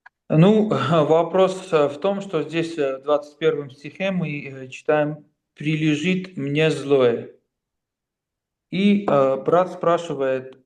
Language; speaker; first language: Russian; non-native, local second language; Armenian